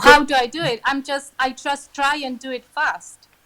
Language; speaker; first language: English; non-native, fluent; Spanish